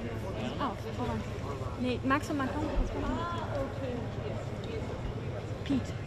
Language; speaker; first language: German; native; German